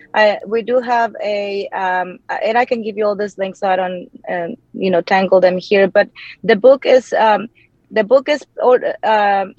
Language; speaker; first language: English; non-native, fluent; Spanish